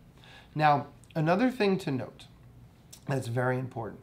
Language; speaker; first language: English; native; English